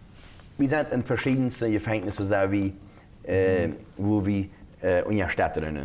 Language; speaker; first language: German; non-native, local second language; Plautdietsch